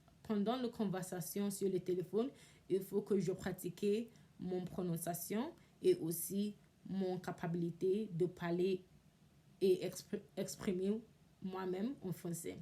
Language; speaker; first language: French; non-native, learner; English